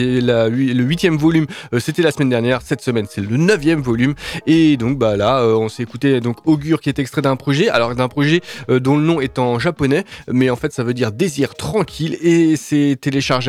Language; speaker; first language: French; native; French